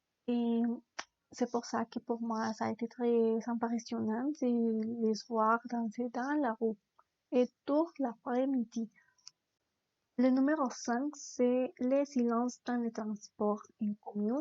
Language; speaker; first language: French; non-native, learner; Spanish